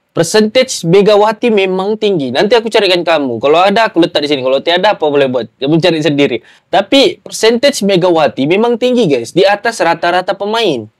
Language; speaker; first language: Malay; native; Malay